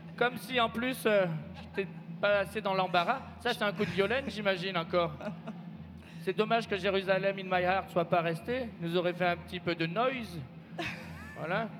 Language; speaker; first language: French; native; French